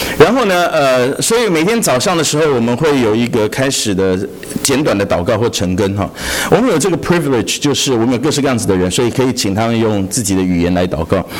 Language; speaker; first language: Chinese; native; Chinese